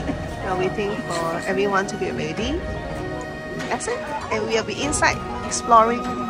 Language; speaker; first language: English; non-native, local second language; Chinese